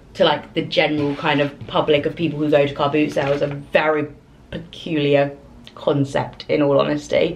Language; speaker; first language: English; native; English